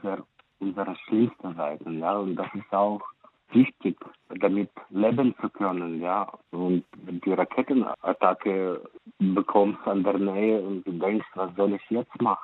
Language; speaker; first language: German; non-native, fluent; Ukrainian